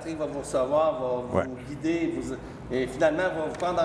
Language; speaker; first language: French; native; French